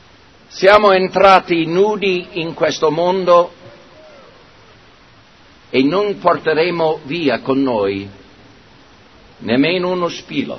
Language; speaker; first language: Italian; non-native, fluent; English